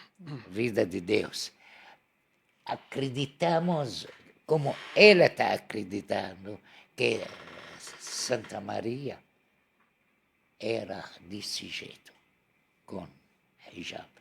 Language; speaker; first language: Portuguese; non-native, learner; Arabic